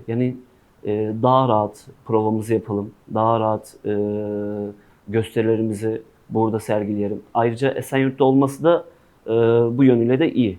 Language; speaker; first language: Turkish; non-native, local second language; Kurdish